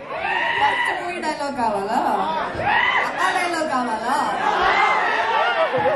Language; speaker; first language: Telugu; non-native, fluent; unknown